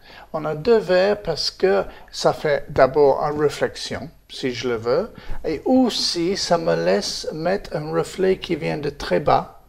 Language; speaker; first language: French; non-native, fluent; English